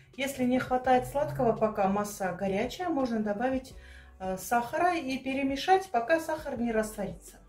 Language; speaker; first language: Russian; non-native, local second language; Armenian